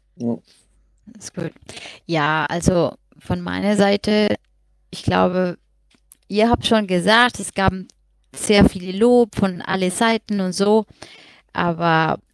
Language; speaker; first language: German; non-native, fluent; Spanish